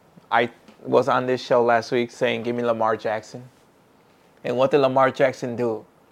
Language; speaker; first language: English; early bilingual, other home language; Spanish